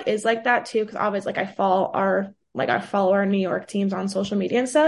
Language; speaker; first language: English; early bilingual, other home language; Portuguese